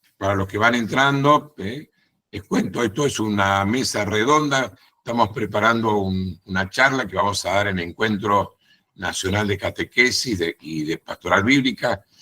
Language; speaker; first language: Spanish; native; Spanish